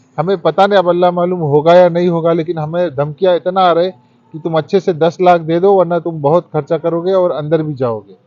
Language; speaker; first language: Hindi; early bilingual, heritage; Hindi